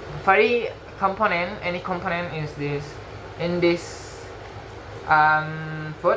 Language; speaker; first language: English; non-native, learner; Indonesian